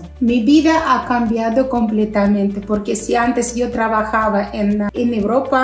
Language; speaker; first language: Spanish; non-native, fluent; Russian